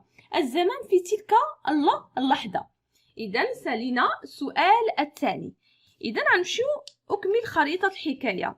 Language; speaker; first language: Arabic; native; Arabic